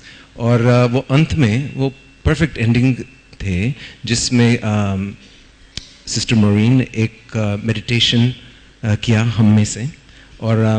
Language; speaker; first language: Hindi; non-native, learner; English